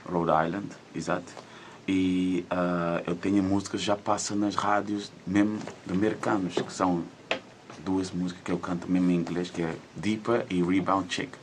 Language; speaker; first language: Portuguese; early bilingual, heritage; Dutch